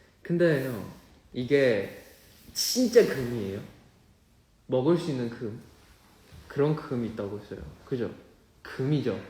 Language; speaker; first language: Korean; non-native, fluent; Chinese